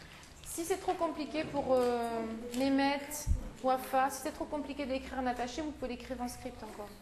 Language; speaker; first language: French; native; French